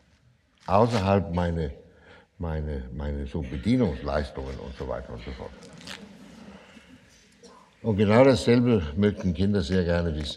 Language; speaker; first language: German; non-native, fluent; Danish